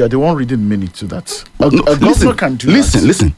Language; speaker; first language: English; non-native, local second language; Yoruba